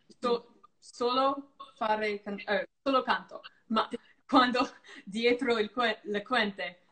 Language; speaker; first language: Italian; non-native, fluent; English